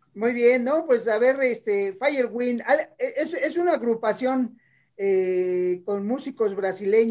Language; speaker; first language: Spanish; native; Spanish